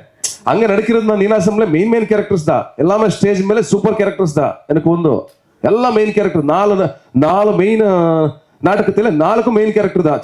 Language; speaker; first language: Tamil; non-native, local second language; Kannada